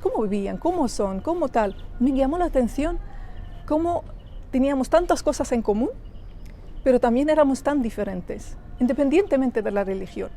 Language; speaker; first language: Spanish; early bilingual, other home language; Arabic